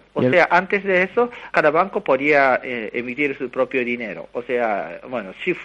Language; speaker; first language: Spanish; non-native, fluent; Japanese